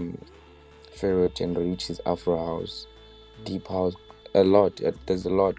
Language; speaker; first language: English; non-native, local second language; Southern Sotho